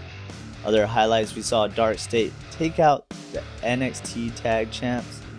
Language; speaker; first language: English; native; English